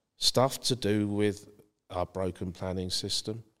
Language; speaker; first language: English; native; English